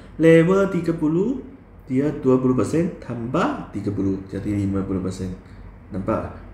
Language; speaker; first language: Malay; non-native, local second language; Chinese